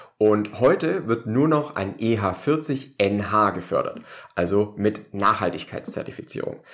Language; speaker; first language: German; native; German